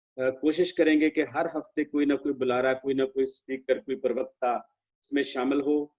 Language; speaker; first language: Hindi; non-native, local second language; Punjabi